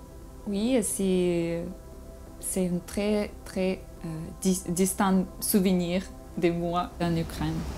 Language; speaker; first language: French; non-native, learner; Russian